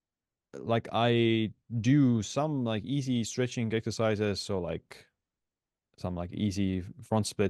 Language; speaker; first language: English; non-native, fluent; Estonian